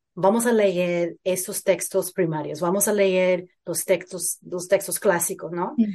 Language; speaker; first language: Spanish; early bilingual, heritage; Spanish